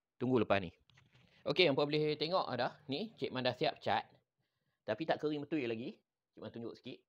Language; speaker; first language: Malay; native; Malay